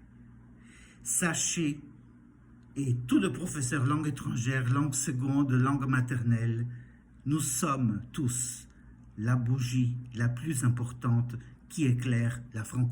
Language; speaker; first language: French; non-native, fluent; Portuguese